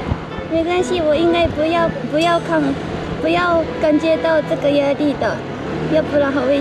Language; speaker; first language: Chinese; non-native, fluent; Japanese